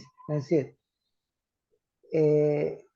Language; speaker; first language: Spanish; native; Spanish